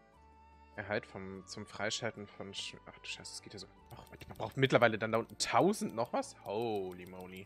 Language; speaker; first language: German; native; German